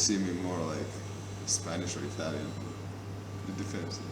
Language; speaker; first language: English; non-native, fluent; Finnish